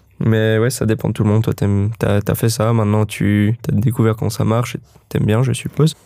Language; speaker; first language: French; native; French